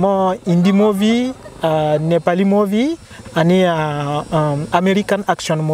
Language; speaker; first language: Nepali; non-native, learner; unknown